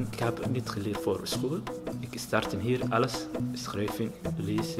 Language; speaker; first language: Dutch; non-native, learner; Somali